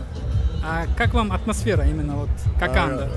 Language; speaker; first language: Russian; non-native, local second language; Uzbek